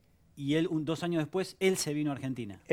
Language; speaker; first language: Spanish; native; Spanish